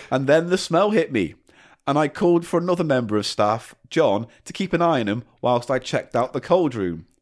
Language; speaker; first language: English; native; English